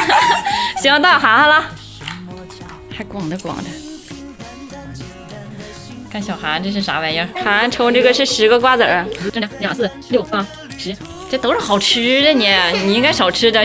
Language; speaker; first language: Chinese; native; Chinese